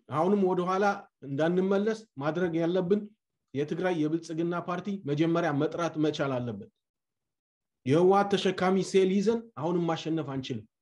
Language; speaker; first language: Amharic; non-native, local second language; Tigrinya